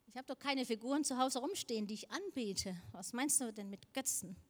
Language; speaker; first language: German; non-native, fluent; Danish